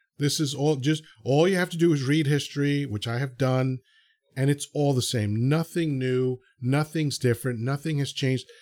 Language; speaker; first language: English; early bilingual, other home language; Spanish